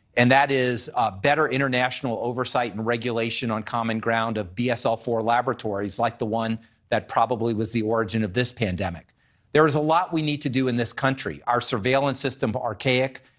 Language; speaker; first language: English; native; English